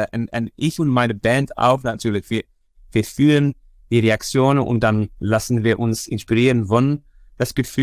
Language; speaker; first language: German; non-native, fluent; Dutch